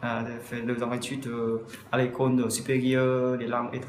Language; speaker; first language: French; non-native, fluent; Vietnamese